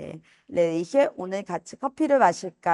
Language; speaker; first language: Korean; non-native, fluent; Spanish